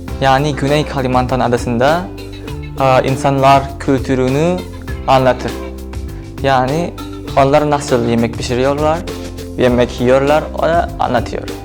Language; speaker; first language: Turkish; non-native, learner; Indonesian